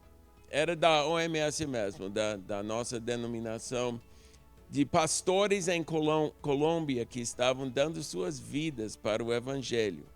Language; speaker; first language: Portuguese; non-native, local second language; English